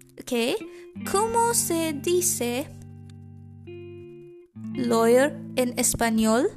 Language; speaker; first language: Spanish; non-native, fluent; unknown